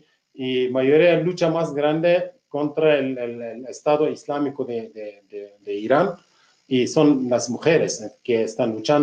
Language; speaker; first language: Spanish; non-native, fluent; Kurdish